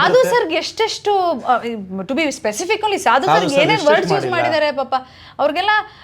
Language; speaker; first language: Kannada; native; Kannada